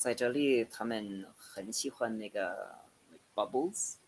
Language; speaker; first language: Chinese; non-native, learner; English